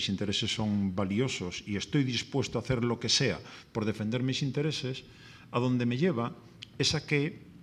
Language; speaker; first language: Spanish; native; Spanish